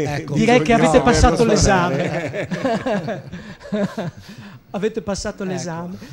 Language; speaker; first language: Italian; native; Italian